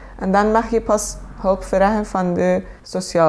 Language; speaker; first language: Dutch; non-native, fluent; Persian